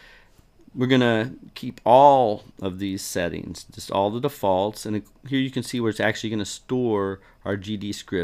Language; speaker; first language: English; native; English